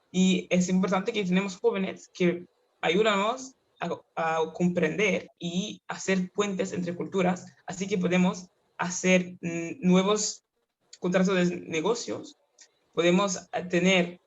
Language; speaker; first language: Spanish; non-native, fluent; Kinyarwanda